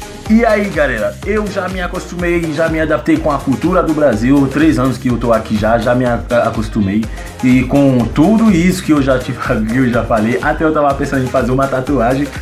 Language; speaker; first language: Portuguese; non-native, fluent; Haitian Creole